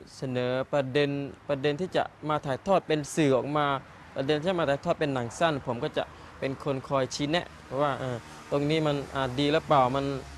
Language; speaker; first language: Thai; non-native, local second language; Malay